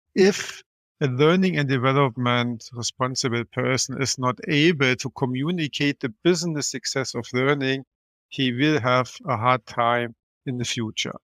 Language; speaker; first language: English; non-native, fluent; German